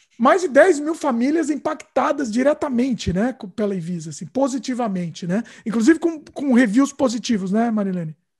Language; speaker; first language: Portuguese; native; Portuguese